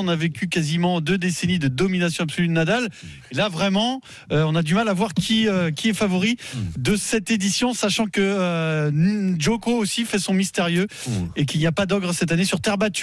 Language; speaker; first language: French; native; French